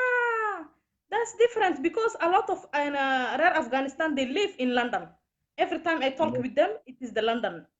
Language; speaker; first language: English; non-native, learner; Somali